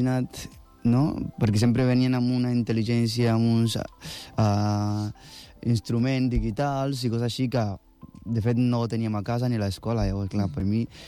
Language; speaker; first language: Catalan; non-native, fluent; Akan